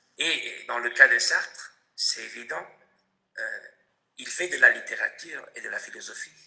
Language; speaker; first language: French; non-native, fluent; Spanish